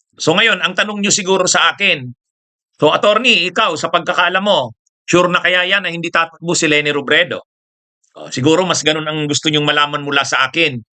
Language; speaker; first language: Filipino; non-native, local second language; Bikol